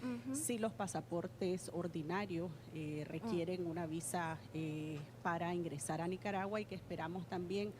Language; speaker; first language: Spanish; native; Spanish